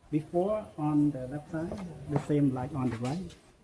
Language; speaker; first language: English; non-native, local second language; Khmer